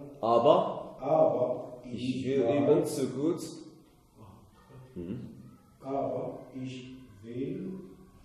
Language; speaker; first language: German; non-native, learner; Arabic